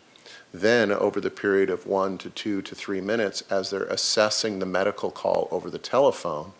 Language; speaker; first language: English; native; English